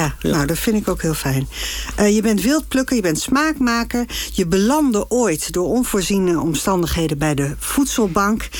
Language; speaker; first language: Dutch; native; Dutch